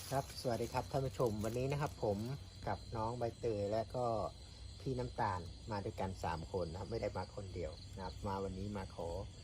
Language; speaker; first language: Thai; non-native, local second language; Northern Khmer